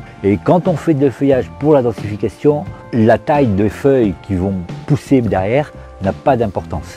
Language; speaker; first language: French; native; French